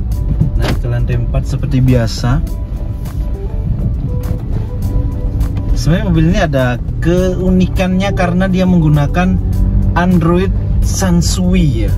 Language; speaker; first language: Indonesian; native; Indonesian